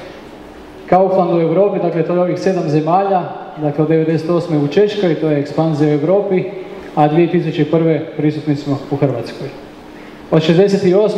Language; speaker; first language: Croatian; native; Croatian